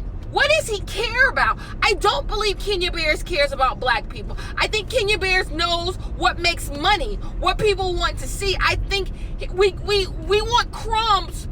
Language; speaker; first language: English; native; English